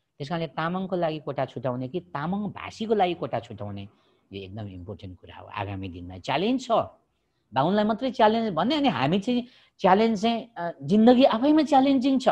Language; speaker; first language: Nepali; non-native, local second language; Limbu